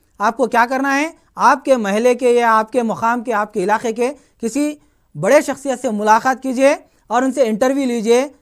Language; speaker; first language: Urdu; native; Urdu